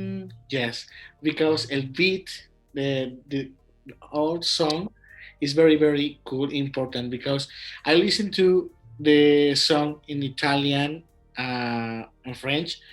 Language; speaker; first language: English; non-native, learner; Spanish